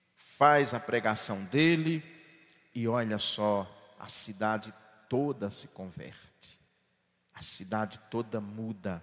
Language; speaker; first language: Portuguese; native; Portuguese